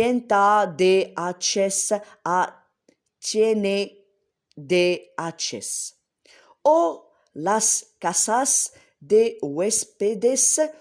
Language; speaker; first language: Spanish; non-native, learner; Arabic